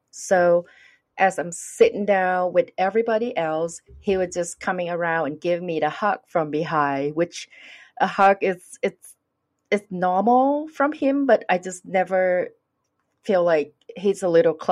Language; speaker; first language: English; non-native, fluent; Thai